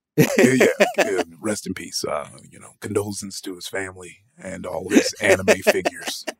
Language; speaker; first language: English; early bilingual, other home language; Yoruba